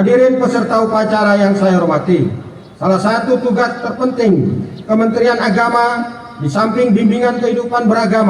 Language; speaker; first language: Indonesian; native; Indonesian